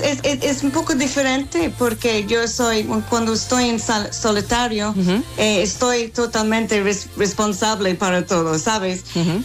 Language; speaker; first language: Spanish; non-native, fluent; English